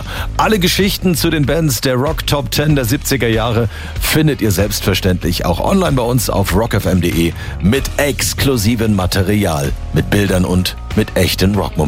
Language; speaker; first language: German; native; German